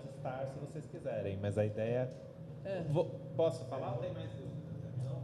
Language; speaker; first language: Portuguese; native; Portuguese